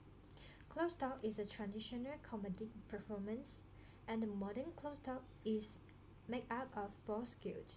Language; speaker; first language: English; non-native, local second language; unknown